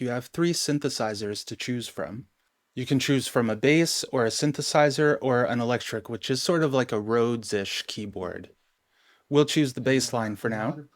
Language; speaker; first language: English; native; English